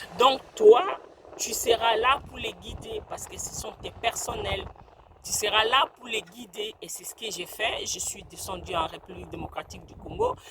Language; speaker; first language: French; non-native, local second language; Lingala